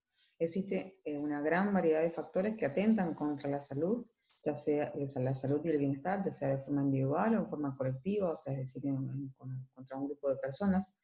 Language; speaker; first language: Spanish; native; Spanish